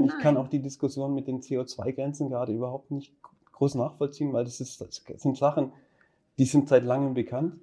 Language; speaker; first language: German; native; German